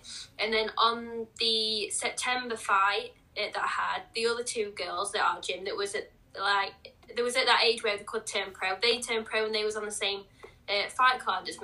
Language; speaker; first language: English; native; English